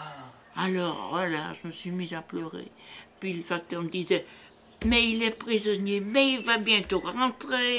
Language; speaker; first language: French; native; French